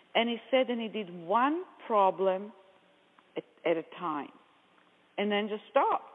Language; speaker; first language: English; non-native, fluent; Hebrew